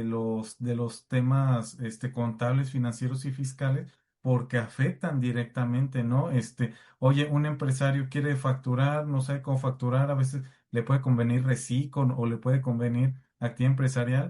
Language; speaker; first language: Spanish; native; Spanish